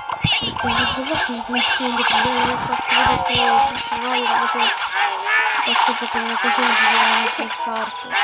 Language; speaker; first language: Italian; native; Italian